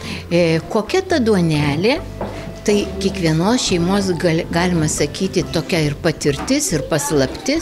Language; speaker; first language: Lithuanian; native; Lithuanian